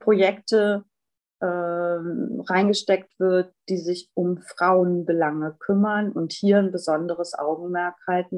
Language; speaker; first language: German; native; German